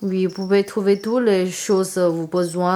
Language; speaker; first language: French; non-native, learner; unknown